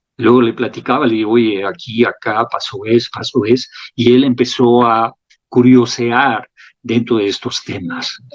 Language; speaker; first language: Spanish; non-native, fluent; French